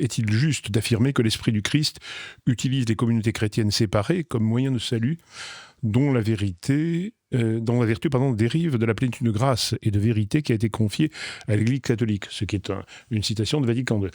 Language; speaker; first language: French; native; French